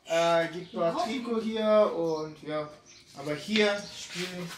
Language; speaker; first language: German; non-native, learner; Swahili